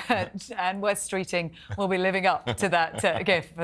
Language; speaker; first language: English; native; English